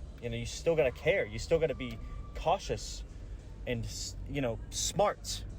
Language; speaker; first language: English; native; English